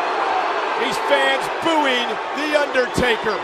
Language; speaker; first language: English; native; English